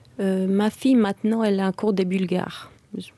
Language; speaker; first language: French; non-native, fluent; Bulgarian